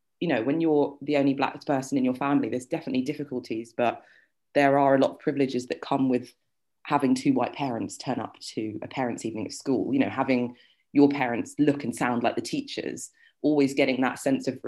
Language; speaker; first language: English; native; English